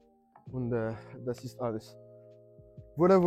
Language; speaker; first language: German; non-native, learner; French